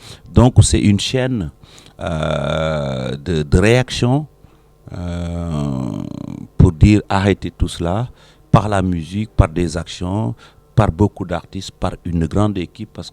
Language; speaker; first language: French; non-native, local second language; Wolof